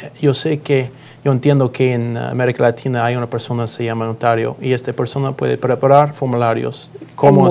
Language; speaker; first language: Spanish; non-native, learner; English